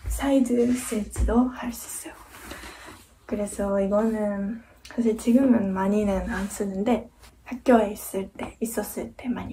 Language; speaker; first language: Korean; non-native, fluent; Japanese